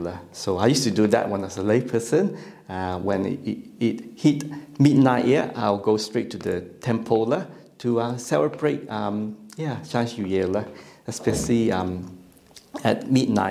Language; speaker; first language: English; non-native, local second language; Chinese